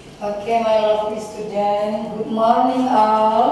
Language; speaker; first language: English; non-native, learner; Indonesian